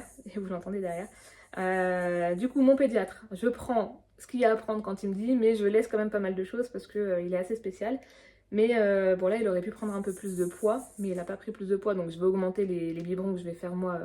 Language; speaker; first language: French; native; French